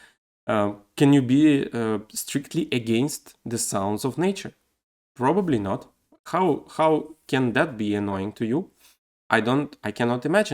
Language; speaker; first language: English; non-native, fluent; Russian